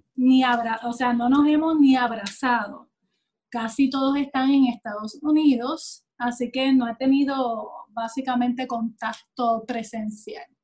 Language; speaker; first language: Spanish; native; Spanish